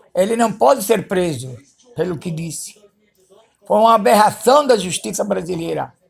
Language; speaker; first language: Portuguese; early bilingual, other home language; Spanish